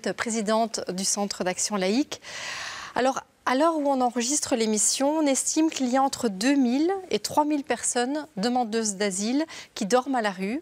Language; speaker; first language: French; native; French